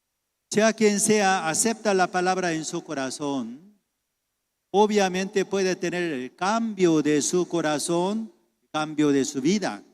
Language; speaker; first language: Spanish; non-native, fluent; Korean